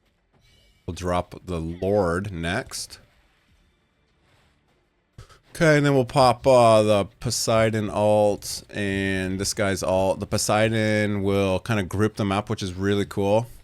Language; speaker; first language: English; native; English